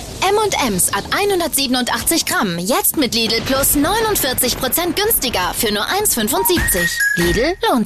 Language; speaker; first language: German; native; German